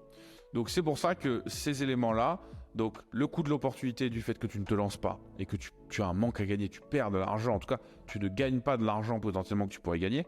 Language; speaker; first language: French; native; French